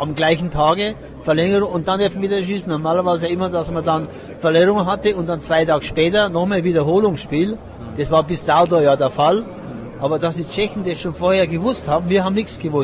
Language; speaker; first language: German; native; German